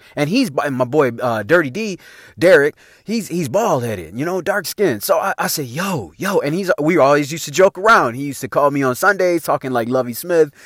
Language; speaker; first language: English; native; English